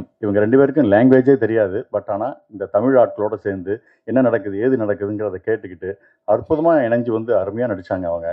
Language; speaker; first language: Tamil; native; Tamil